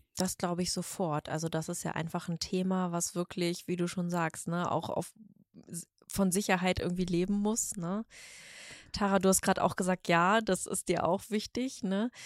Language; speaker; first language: German; native; German